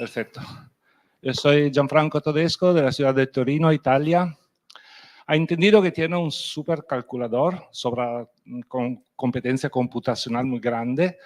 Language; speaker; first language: Spanish; non-native, fluent; Italian